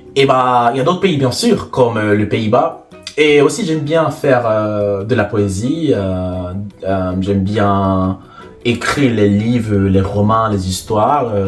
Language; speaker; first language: French; non-native, fluent; English